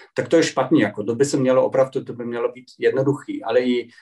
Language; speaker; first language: Czech; non-native, fluent; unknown